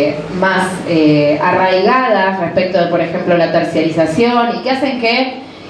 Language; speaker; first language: Spanish; native; Spanish